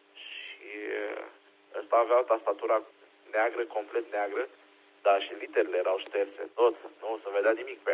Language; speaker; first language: Romanian; native; Romanian